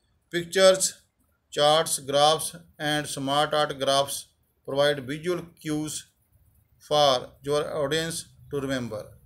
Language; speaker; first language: English; non-native, local second language; Punjabi